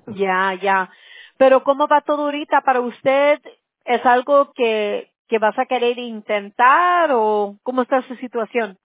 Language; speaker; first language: Spanish; early bilingual, heritage; English